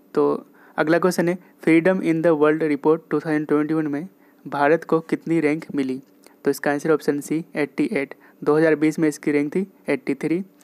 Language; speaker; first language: Hindi; native; Hindi